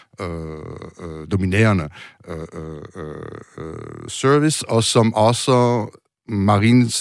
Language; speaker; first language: Danish; non-native, learner; French